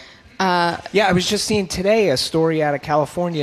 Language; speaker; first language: English; native; English